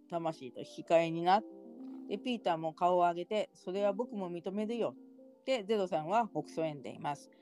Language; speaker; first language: Japanese; native; Japanese